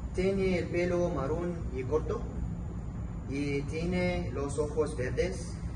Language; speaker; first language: Spanish; non-native, learner; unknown